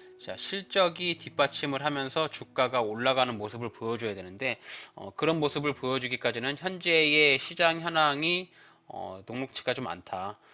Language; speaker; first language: Korean; native; Korean